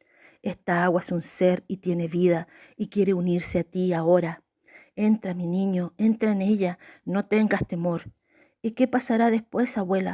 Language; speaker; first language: Spanish; native; Spanish